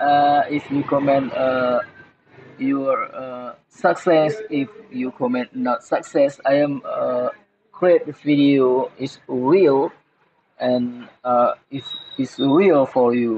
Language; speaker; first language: English; non-native, learner; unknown